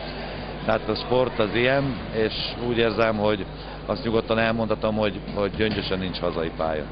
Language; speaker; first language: Hungarian; native; Hungarian